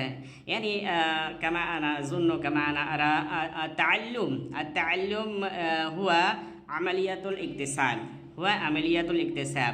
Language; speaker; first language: Arabic; non-native, fluent; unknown